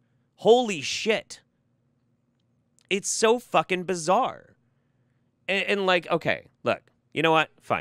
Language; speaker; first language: English; native; English